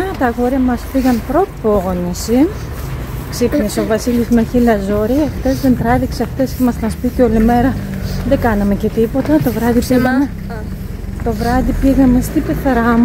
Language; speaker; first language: Greek; native; Greek